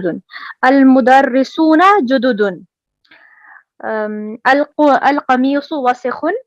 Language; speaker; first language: Arabic; non-native, learner; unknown